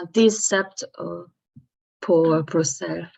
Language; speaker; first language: French; non-native, learner; English